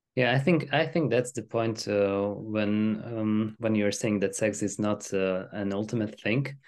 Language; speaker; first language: English; non-native, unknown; Slovak